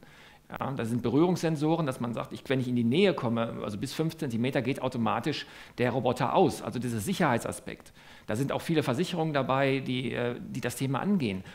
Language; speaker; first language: German; native; German